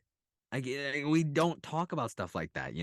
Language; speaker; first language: English; native; English